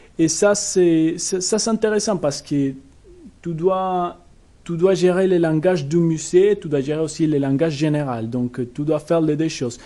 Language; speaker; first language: French; non-native, learner; Spanish